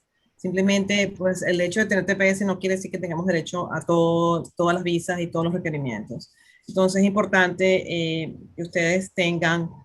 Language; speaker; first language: Spanish; native; Spanish